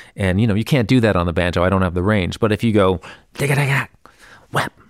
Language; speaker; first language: English; native; English